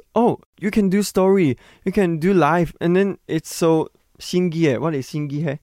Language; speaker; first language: English; non-native, local second language; Chinese